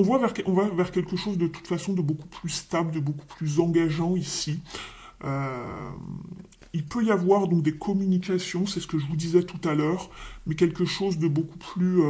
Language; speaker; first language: French; native; French